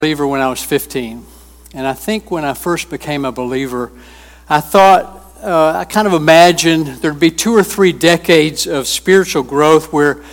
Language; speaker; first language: English; native; English